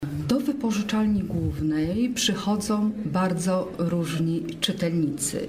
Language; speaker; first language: Polish; native; Polish